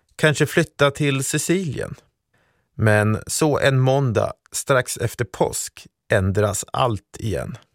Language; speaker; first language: Swedish; native; Swedish